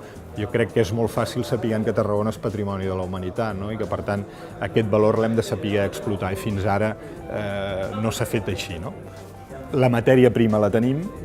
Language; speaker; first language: Catalan; native; Catalan